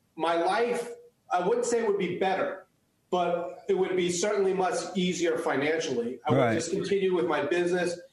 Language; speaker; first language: English; early bilingual, other home language; Chinese